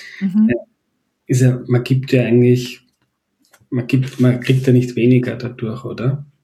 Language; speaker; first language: German; native; German